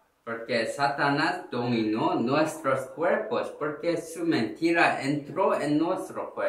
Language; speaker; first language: Spanish; non-native, learner; Korean